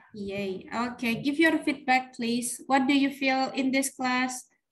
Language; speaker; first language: English; non-native, fluent; Indonesian